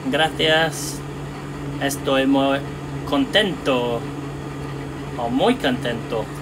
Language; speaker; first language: Spanish; non-native, learner; English